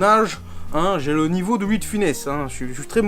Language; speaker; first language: French; native; French